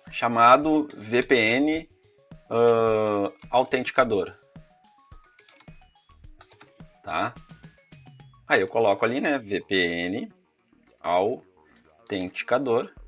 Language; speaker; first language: Portuguese; native; Portuguese